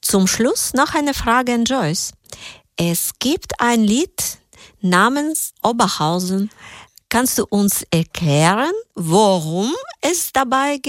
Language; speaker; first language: German; native; German